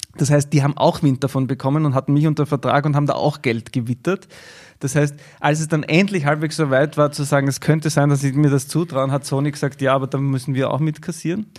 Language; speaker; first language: German; native; German